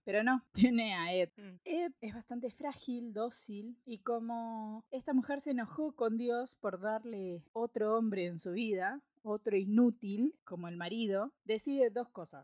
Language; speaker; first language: Spanish; native; Spanish